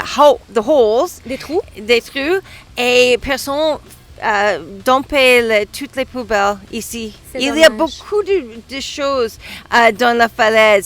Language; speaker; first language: French; non-native, learner; English